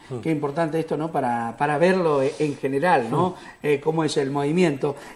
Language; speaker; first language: Spanish; native; Spanish